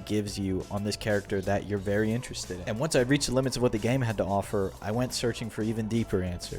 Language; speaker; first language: English; native; English